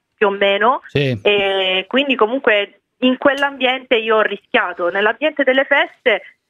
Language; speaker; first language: Italian; native; Italian